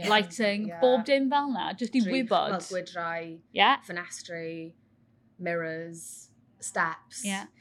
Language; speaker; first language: Welsh; native; Welsh